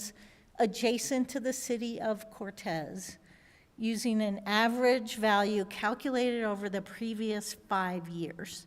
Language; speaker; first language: English; native; English